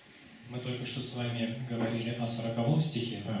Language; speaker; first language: Russian; native; Russian